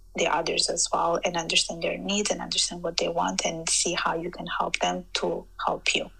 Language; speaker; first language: English; early bilingual, heritage; Italian